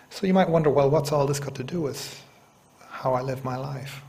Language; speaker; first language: English; native; English